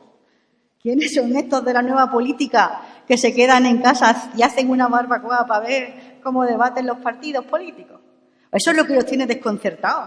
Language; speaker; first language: Spanish; native; Spanish